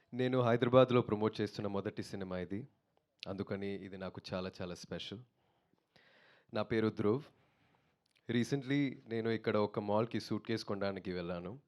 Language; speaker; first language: Telugu; non-native, learner; Tamil